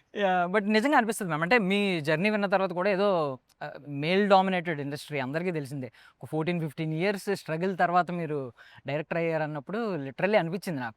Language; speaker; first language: Telugu; native; Telugu